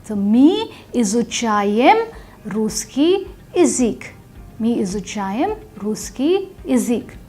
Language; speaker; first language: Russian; non-native, fluent; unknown